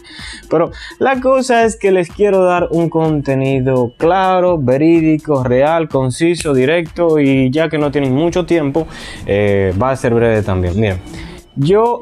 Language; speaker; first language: Spanish; native; Spanish